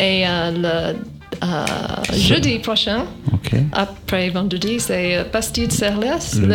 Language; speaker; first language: French; non-native, learner; English